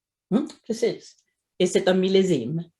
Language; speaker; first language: French; non-native, fluent; Swedish